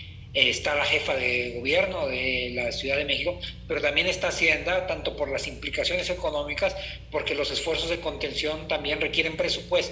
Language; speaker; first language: Spanish; native; Spanish